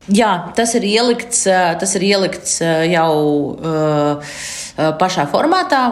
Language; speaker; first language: Latvian; non-native, local second language; Russian